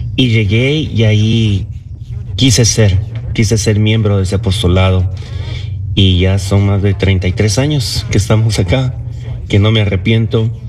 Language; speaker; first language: Spanish; early bilingual, other home language; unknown